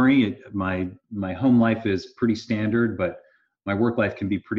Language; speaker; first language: English; native; English